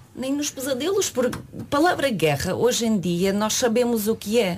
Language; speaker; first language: Portuguese; non-native, fluent; Ukrainian